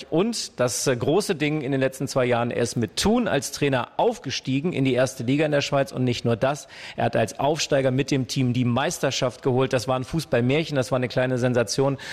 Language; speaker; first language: German; native; German